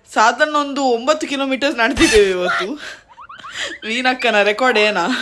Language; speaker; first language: Kannada; native; Kannada